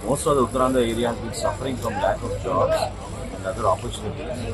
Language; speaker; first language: English; non-native, local second language; Telugu